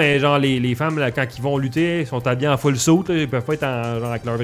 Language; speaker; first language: French; native; French